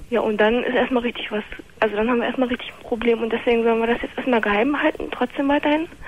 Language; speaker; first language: German; native; German